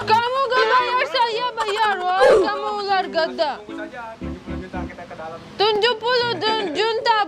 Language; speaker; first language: Indonesian; non-native, learner; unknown